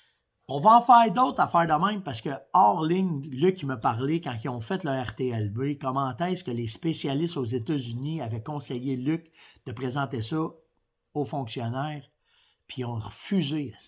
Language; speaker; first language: French; native; French